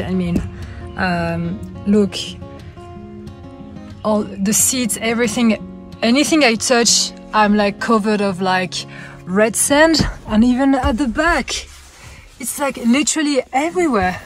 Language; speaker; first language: English; non-native, fluent; French